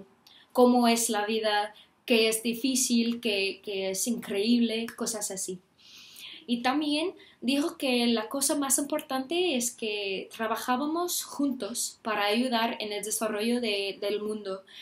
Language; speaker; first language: Spanish; non-native, learner; English